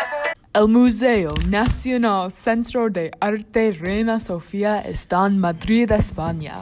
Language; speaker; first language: Spanish; non-native, learner; English